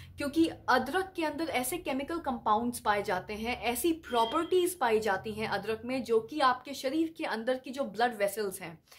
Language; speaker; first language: Hindi; native; Hindi